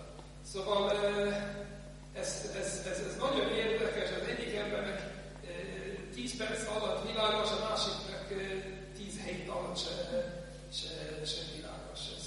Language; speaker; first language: Hungarian; non-native, fluent; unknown